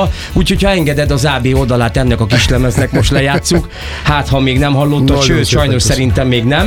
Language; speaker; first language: Hungarian; native; Hungarian